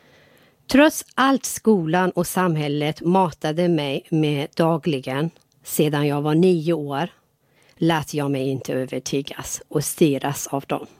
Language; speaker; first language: Swedish; non-native, fluent; Persian